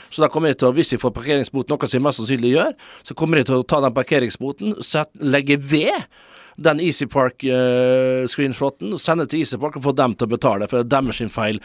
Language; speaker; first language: Norwegian; early bilingual, other home language; Dutch